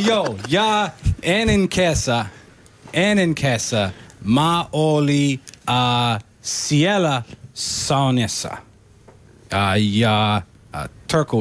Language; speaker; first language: Finnish; non-native, learner; English